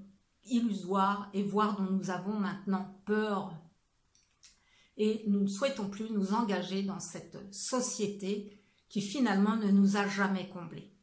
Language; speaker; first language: French; native; French